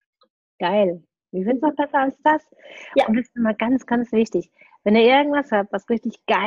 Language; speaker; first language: German; native; German